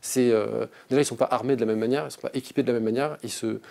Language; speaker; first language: French; native; French